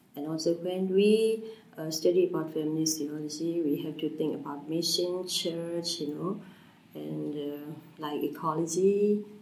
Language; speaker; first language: English; non-native, fluent; Burmese